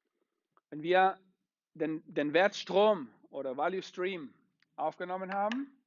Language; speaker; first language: German; non-native, fluent; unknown